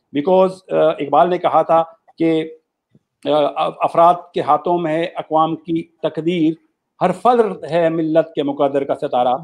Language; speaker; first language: Urdu; non-native, local second language; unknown